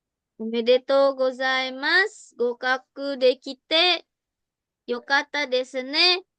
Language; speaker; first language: Japanese; non-native, fluent; Indonesian